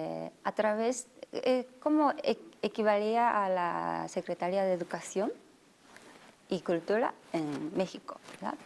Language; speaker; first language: Spanish; non-native, fluent; Japanese